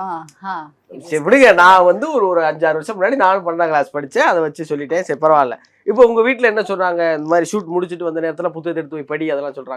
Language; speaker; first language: Tamil; native; Tamil